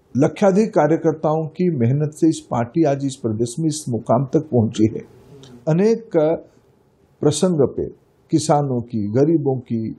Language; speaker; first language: Hindi; non-native, local second language; Odia